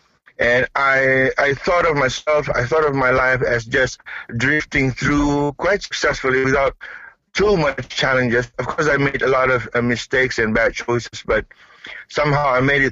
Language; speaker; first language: English; non-native, local second language; Malay